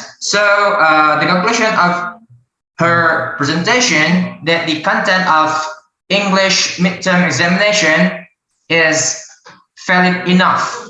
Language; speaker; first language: English; non-native, learner; Indonesian